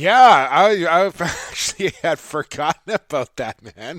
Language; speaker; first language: English; native; English